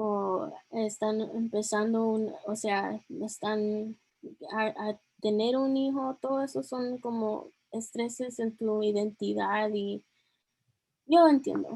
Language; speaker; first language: Spanish; early bilingual, heritage; Spanish